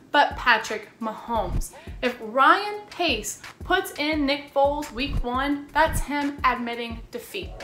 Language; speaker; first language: English; native; English